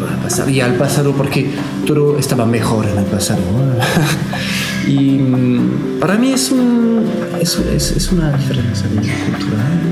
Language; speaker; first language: Spanish; non-native, learner; French